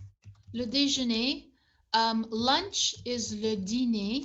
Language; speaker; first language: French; non-native, fluent; English